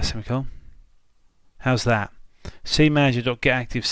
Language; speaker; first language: English; native; English